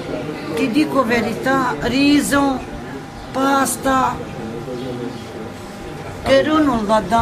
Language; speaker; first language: Italian; non-native, learner; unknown